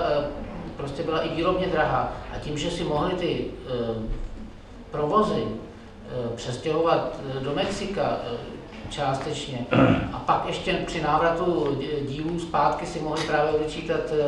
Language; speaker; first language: Czech; native; Czech